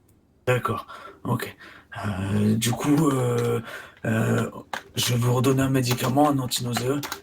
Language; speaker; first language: French; native; French